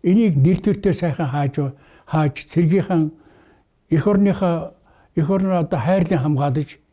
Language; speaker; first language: Mongolian; native; Mongolian